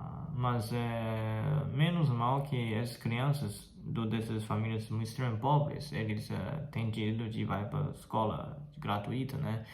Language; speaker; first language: Portuguese; non-native, fluent; Chinese